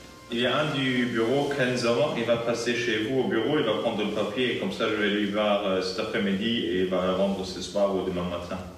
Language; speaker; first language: French; non-native, local second language; Luxembourgish